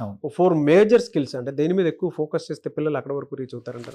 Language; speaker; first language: Telugu; native; Telugu